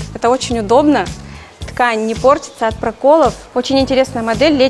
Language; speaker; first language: Russian; native; Russian